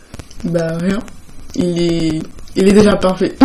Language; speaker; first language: French; non-native, fluent; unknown